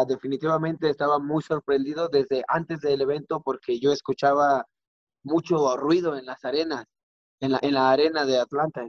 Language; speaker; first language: English; non-native, learner; Spanish